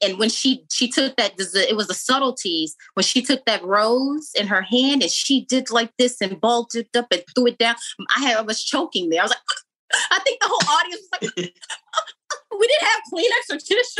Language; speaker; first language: English; native; English